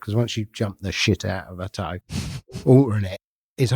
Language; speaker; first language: English; native; English